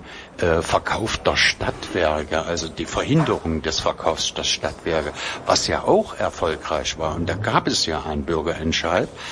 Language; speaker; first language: German; native; German